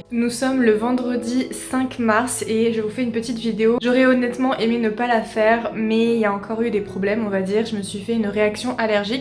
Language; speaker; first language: French; native; French